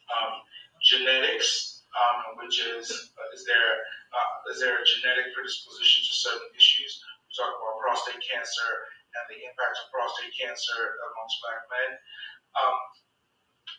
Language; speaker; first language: English; non-native, local second language; Yoruba